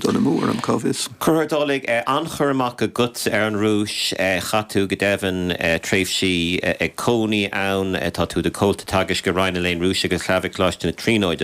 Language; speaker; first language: Irish; native; Irish